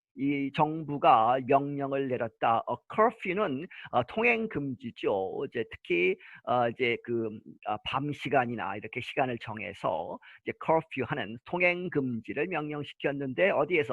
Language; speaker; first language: Korean; native; Korean